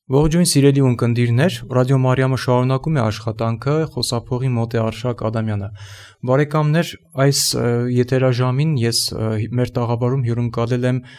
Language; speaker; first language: Armenian; native; Armenian